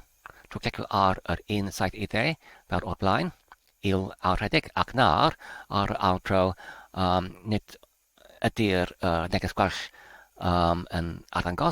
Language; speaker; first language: Welsh; non-native, learner; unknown